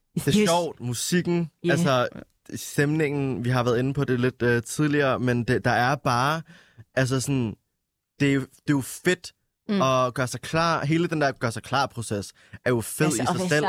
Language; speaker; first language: Danish; early bilingual, other home language; Arabic